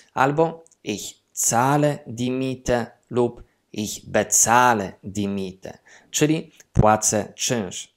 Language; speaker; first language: German; non-native, fluent; Polish